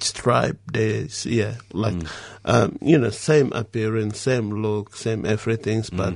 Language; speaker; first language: English; non-native, fluent; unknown